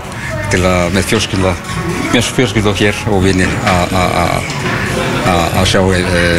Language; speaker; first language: Icelandic; non-native, learner; Spanish